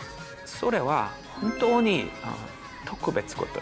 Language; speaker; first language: Japanese; non-native, fluent; Korean